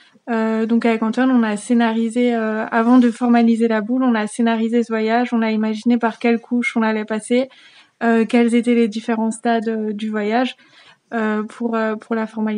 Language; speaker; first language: French; native; French